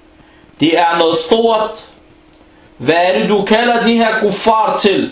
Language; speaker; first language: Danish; non-native, fluent; Arabic